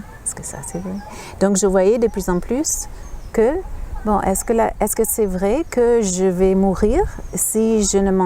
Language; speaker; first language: French; non-native, fluent; English